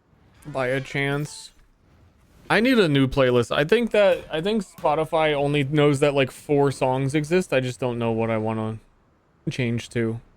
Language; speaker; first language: English; native; English